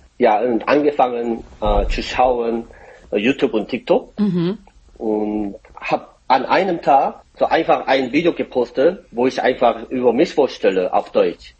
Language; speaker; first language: German; non-native, fluent; Korean